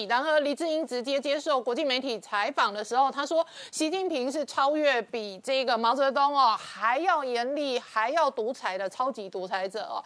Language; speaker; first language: Chinese; native; Chinese